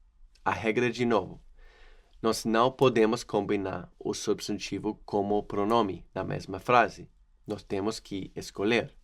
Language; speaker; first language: Portuguese; non-native, fluent; English